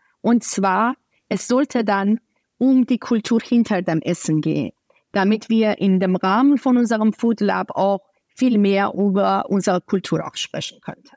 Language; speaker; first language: German; non-native, fluent; Persian